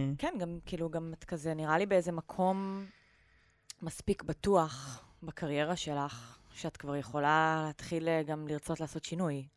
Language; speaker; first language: Hebrew; native; Hebrew